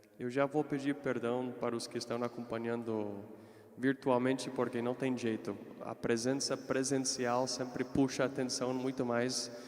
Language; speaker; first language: Portuguese; non-native, fluent; English